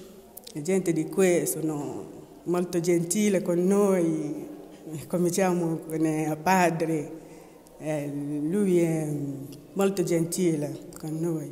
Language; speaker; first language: Italian; non-native, learner; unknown